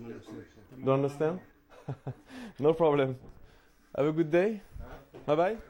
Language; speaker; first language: English; non-native, learner; French